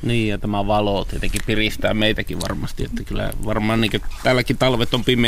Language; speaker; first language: Finnish; native; Finnish